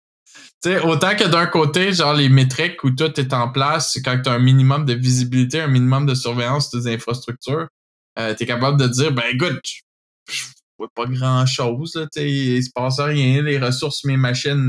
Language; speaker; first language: French; native; French